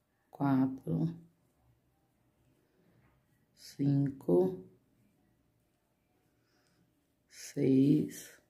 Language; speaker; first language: Portuguese; native; Portuguese